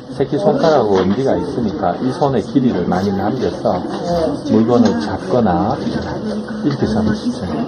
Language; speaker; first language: Korean; native; Korean